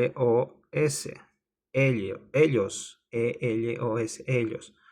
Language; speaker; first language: Spanish; non-native, learner; English